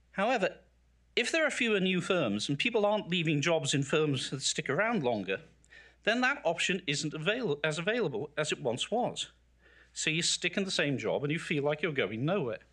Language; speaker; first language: English; native; English